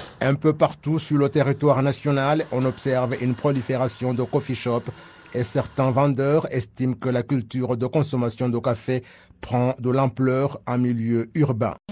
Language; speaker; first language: French; non-native, local second language; Kinyarwanda